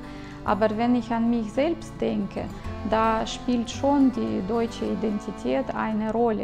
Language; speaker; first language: German; early bilingual, heritage; Russian